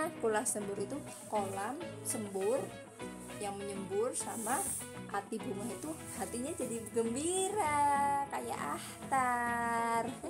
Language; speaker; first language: Indonesian; native; Indonesian